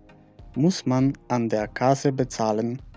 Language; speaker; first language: German; non-native, fluent; Macedonian